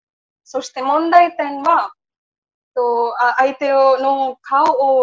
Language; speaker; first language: Japanese; non-native, learner; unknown